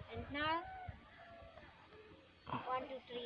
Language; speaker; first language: English; non-native, learner; Czech